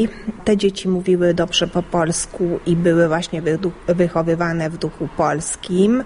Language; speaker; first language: Polish; early bilingual, heritage; Polish